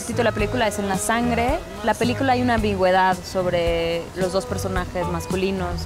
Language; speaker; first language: Spanish; native; Spanish